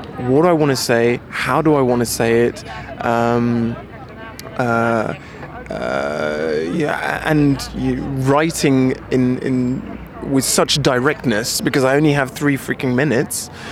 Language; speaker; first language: English; native; English